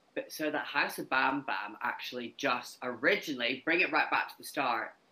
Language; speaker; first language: English; native; English